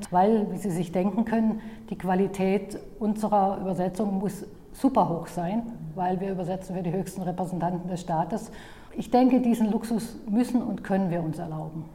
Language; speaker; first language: German; native; German